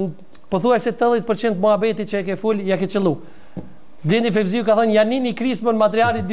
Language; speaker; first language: Albanian; native; Albanian